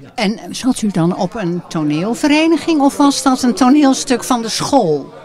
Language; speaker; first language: Dutch; native; Dutch